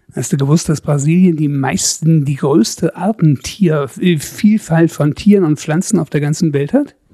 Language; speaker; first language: German; native; German